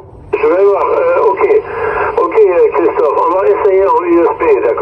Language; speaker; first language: French; non-native, fluent; German